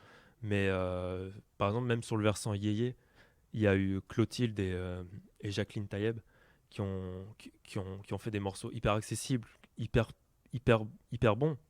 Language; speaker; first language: French; native; French